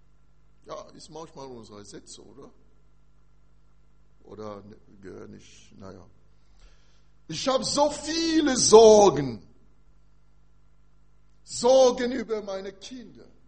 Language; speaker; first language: German; non-native, learner; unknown